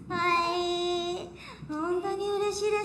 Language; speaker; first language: Japanese; non-native, learner; Indonesian